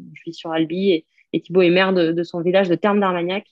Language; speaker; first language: French; native; French